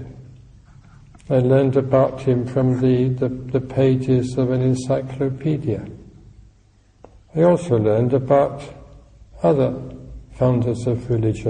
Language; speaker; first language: English; native; English